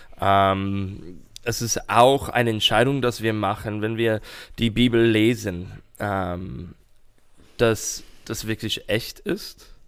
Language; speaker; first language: German; non-native, fluent; English